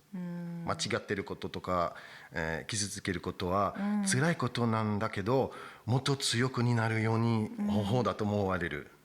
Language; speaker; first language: Japanese; non-native, learner; French